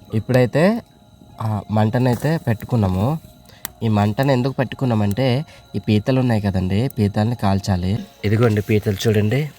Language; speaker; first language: Telugu; non-native, local second language; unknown